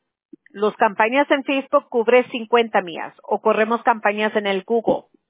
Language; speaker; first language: Spanish; early bilingual, heritage; Spanish